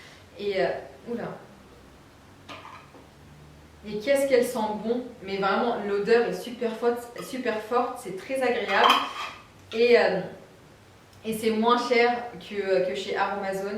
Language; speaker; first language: French; native; French